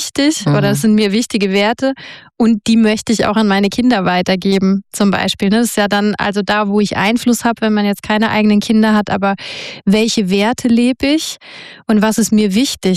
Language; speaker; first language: German; native; German